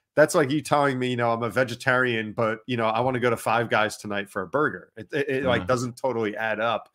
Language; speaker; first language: English; native; English